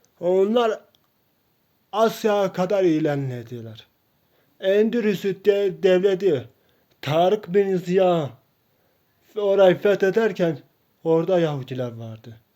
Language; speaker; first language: Turkish; non-native, local second language; Kurdish